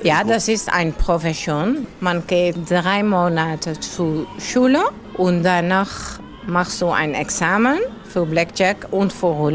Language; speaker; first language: German; non-native, learner; Dutch